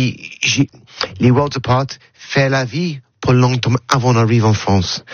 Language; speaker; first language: French; non-native, learner; English